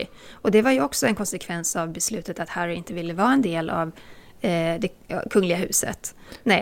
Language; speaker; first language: Swedish; native; Swedish